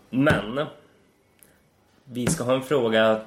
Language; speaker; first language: Swedish; native; Swedish